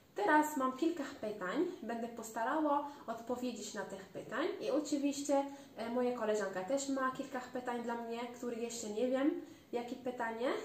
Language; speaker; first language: Polish; non-native, learner; Arabic